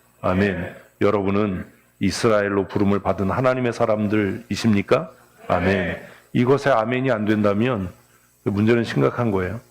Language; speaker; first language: Korean; native; Korean